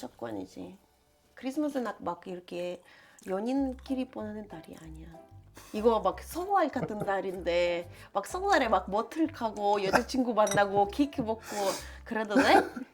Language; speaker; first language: Korean; non-native, fluent; Ukrainian